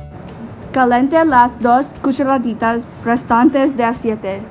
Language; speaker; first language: Spanish; non-native, learner; English